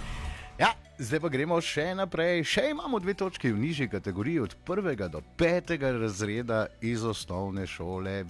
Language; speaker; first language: Slovenian; native; Slovenian